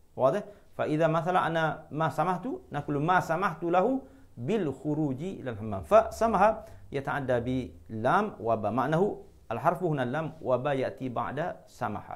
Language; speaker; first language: Arabic; non-native, fluent; Malay